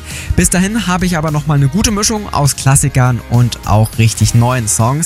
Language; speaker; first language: German; native; German